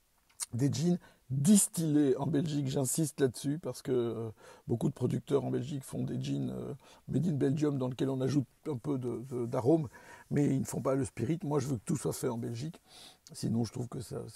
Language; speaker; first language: French; native; French